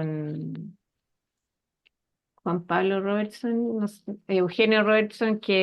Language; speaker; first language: Spanish; native; Spanish